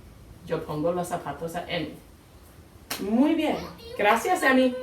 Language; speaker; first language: Spanish; non-native, fluent; English